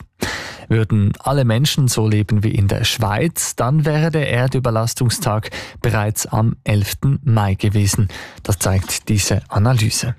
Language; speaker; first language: German; native; German